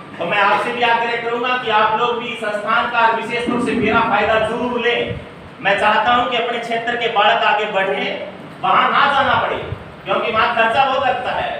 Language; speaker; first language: Hindi; native; Hindi